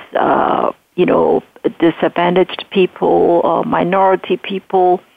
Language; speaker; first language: English; non-native, fluent; Chinese